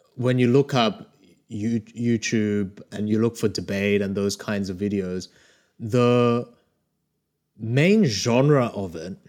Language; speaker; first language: English; early bilingual, other home language; Korean